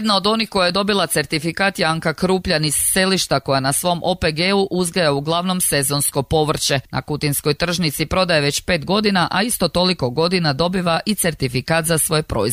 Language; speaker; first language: Serbian; native; Serbian